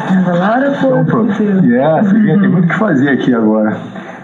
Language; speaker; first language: Portuguese; native; Portuguese